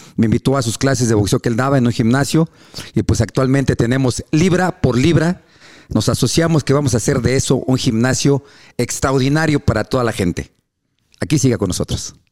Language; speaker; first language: Spanish; native; Spanish